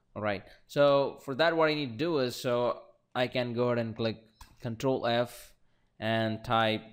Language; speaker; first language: English; non-native, local second language; Malayalam